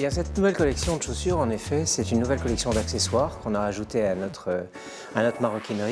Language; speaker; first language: French; native; French